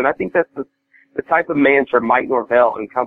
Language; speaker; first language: English; native; English